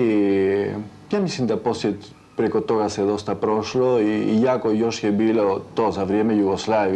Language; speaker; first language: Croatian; early bilingual, heritage; Croatian